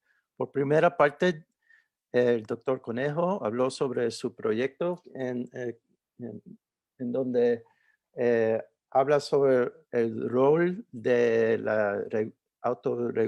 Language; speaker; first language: Spanish; early bilingual, heritage; Spanish